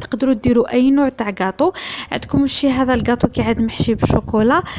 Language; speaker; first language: Arabic; native; Arabic